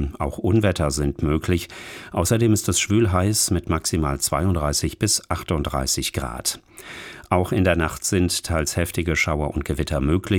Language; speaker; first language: German; native; German